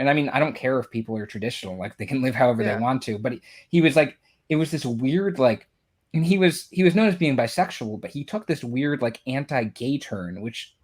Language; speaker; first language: English; native; English